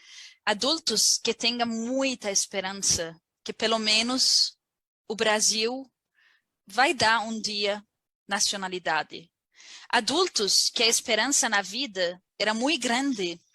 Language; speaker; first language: Portuguese; non-native, learner; Arabic